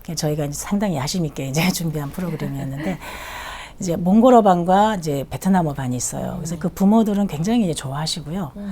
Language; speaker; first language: Korean; native; Korean